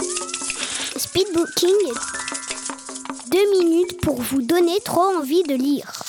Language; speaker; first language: French; native; French